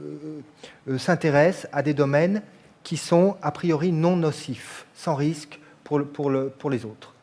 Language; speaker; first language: French; native; French